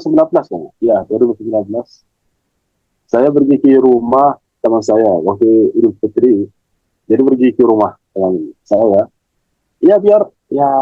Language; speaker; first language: Indonesian; non-native, fluent; Arabic